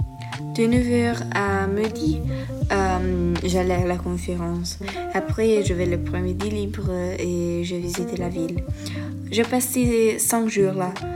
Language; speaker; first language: French; non-native, learner; Italian